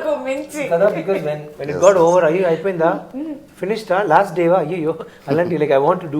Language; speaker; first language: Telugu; non-native, learner; Tamil